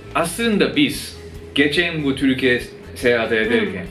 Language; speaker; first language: Turkish; non-native, fluent; Japanese